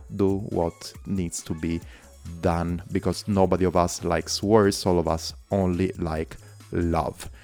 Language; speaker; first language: English; non-native, fluent; Italian